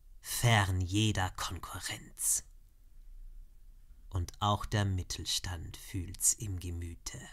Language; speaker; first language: German; native; German